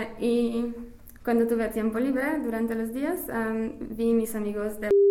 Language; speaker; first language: Spanish; non-native, fluent; English